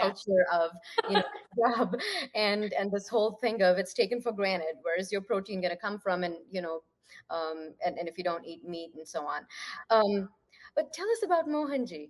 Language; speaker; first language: English; non-native, local second language; Punjabi